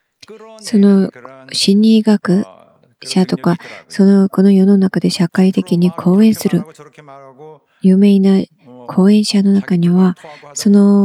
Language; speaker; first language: Japanese; non-native, fluent; Korean